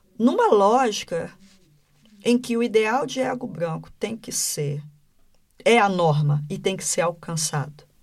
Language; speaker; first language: Portuguese; native; Portuguese